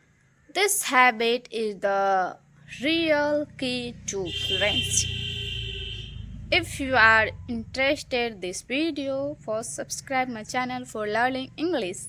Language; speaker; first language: English; non-native, local second language; Hindi